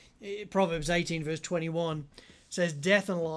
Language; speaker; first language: English; native; English